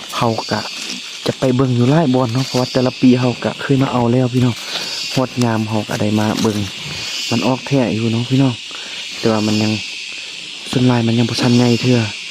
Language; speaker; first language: Lao; native; Lao